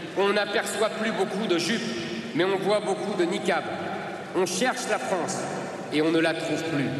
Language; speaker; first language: French; native; French